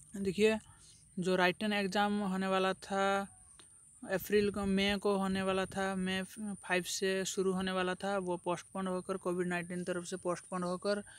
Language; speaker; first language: Hindi; non-native, local second language; Assamese